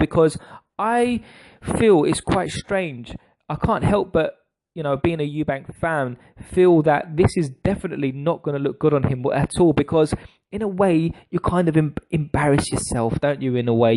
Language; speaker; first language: English; native; English